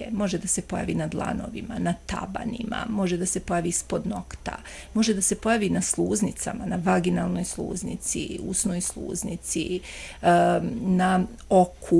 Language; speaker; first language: Croatian; native; Croatian